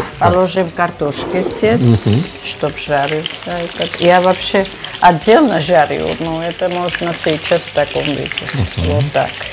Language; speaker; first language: Russian; non-native, local second language; Georgian